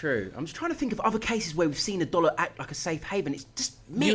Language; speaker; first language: English; native; English